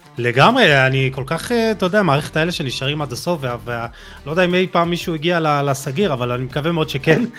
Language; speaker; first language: Hebrew; native; Hebrew